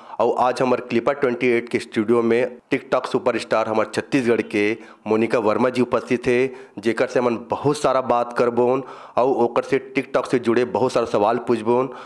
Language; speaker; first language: Hindi; native; Hindi